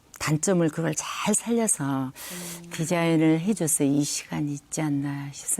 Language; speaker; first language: Korean; native; Korean